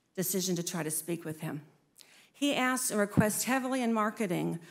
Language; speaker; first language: English; native; English